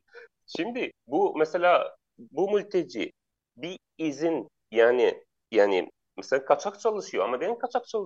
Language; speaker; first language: Turkish; non-native, learner; Arabic